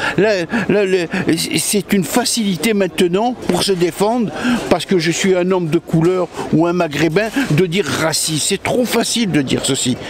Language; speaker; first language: French; native; French